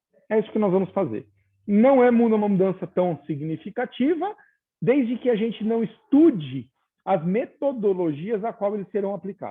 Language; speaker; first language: Portuguese; native; Portuguese